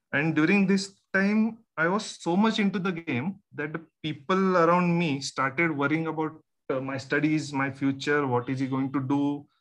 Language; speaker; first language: English; non-native, local second language; Marathi